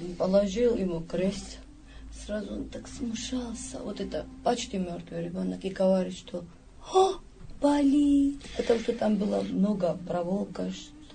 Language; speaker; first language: Russian; non-native, fluent; Georgian